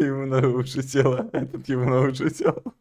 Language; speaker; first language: Russian; native; Russian